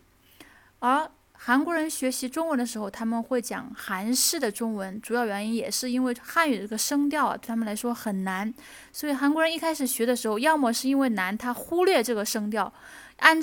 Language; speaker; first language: Chinese; native; Chinese